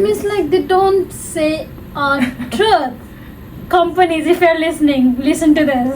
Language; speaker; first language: English; non-native, fluent; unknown